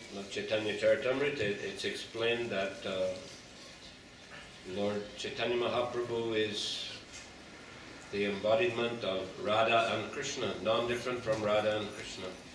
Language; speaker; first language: English; native; English